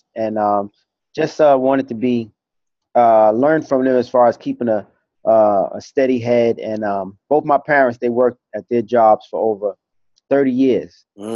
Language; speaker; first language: English; native; English